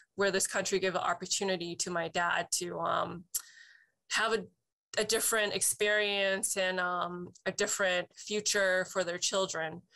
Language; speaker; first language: English; native; English